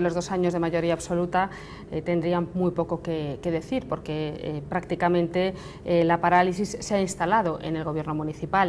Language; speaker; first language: Spanish; native; Spanish